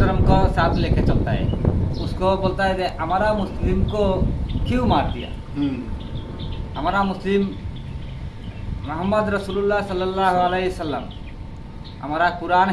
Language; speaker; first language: Hindi; non-native, learner; Bangla